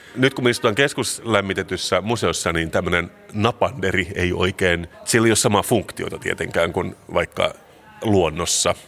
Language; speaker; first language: Finnish; non-native, local second language; Swedish